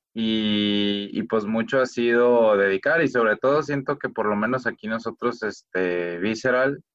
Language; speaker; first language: Spanish; native; Spanish